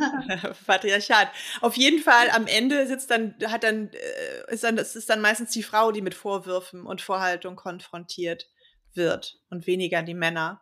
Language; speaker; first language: German; native; German